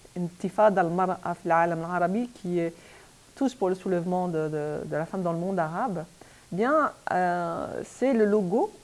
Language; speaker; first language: French; native; French